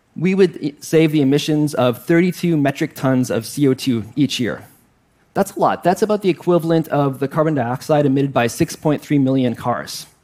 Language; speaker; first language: English; native; English